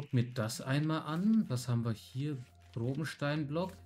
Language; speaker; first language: German; native; German